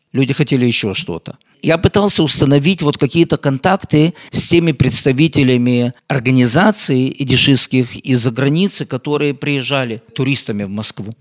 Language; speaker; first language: Russian; native; Russian